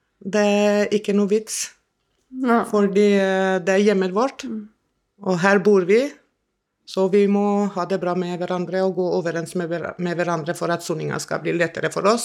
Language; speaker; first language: Norwegian; non-native, fluent; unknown